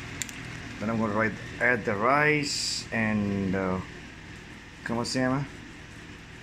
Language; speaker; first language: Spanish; non-native, learner; English